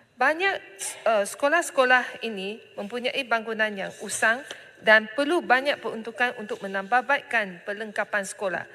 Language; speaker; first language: Malay; non-native, local second language; Chinese